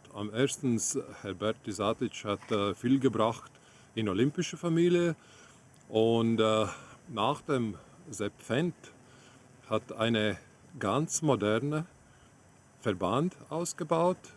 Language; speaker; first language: German; non-native, learner; Latvian